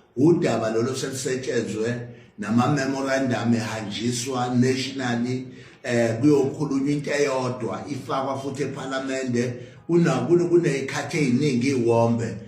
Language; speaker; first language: Zulu; native; Zulu